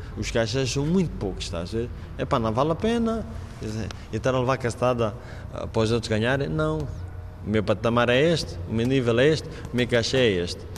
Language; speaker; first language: Portuguese; native; Portuguese